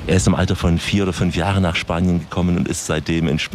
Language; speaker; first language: German; native; German